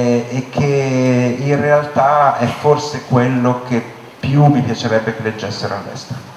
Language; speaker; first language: Italian; native; Italian